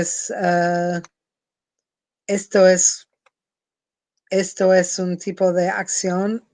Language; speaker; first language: Spanish; non-native, fluent; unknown